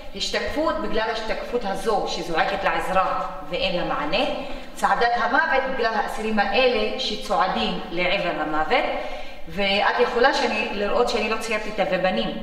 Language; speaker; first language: Hebrew; non-native, local second language; Arabic